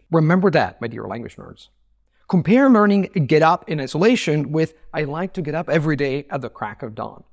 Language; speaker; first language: English; non-native, fluent; Italian